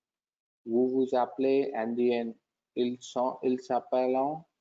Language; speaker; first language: French; non-native, learner; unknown